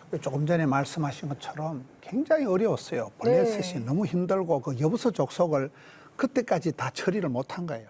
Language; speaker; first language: Korean; native; Korean